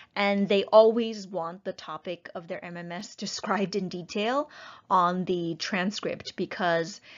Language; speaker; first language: English; native; English